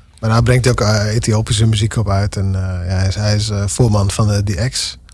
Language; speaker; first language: Dutch; non-native, local second language; Western Frisian